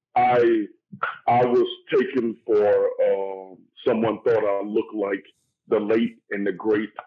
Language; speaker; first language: English; native; English